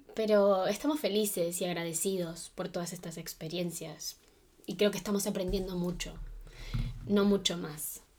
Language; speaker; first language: Spanish; native; Spanish